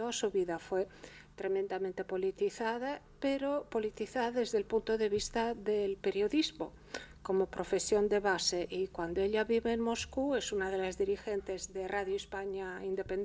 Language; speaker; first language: Spanish; early bilingual, heritage; Spanish